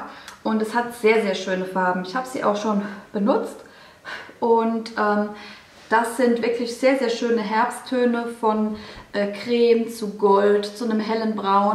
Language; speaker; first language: German; native; German